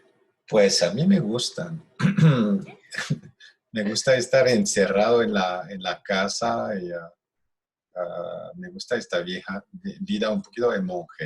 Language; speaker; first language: Spanish; non-native, fluent; French